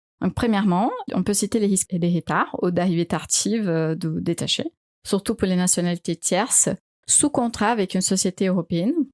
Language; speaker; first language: French; non-native, fluent; Portuguese